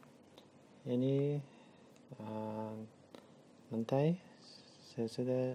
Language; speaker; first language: Indonesian; non-native, learner; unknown